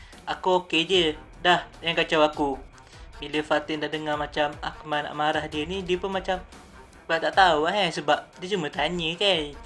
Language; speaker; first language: Malay; native; Malay